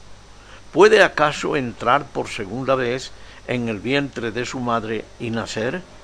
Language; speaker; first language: Spanish; native; Spanish